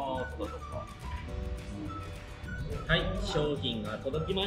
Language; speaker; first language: Japanese; native; Japanese